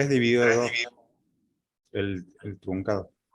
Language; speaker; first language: Spanish; native; Spanish